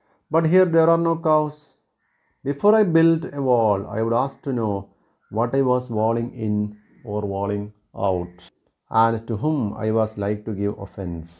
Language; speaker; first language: English; non-native, local second language; Malayalam